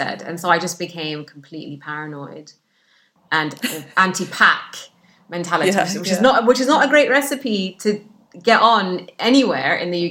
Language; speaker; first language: English; non-native, fluent; Arabic